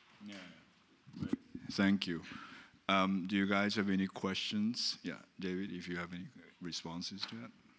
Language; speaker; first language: English; non-native, fluent; Japanese